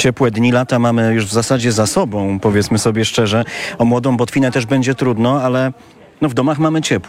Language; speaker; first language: Polish; native; Polish